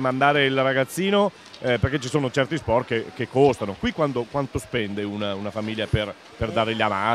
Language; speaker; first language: Italian; native; Italian